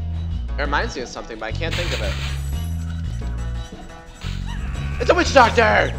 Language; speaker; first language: English; native; English